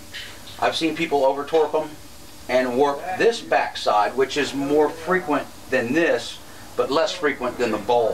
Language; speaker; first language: English; native; English